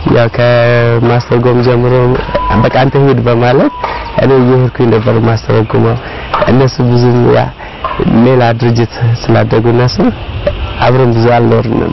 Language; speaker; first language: Amharic; non-native, local second language; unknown